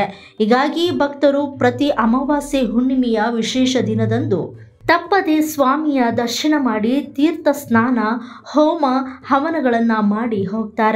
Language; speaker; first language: Kannada; native; Kannada